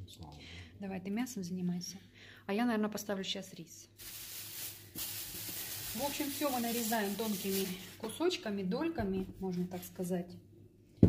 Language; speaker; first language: Russian; native; Russian